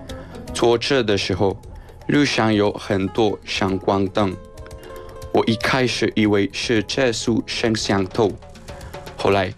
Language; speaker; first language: Chinese; non-native, fluent; Spanish